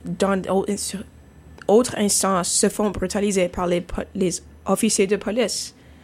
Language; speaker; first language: French; non-native, fluent; English